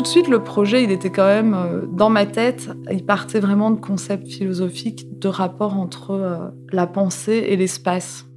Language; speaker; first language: French; native; French